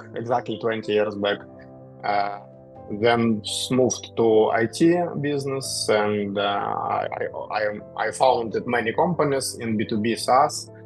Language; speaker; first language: English; non-native, fluent; Russian